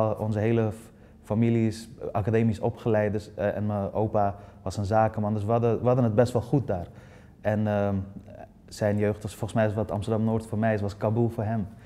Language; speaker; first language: Dutch; early bilingual, other home language; Persian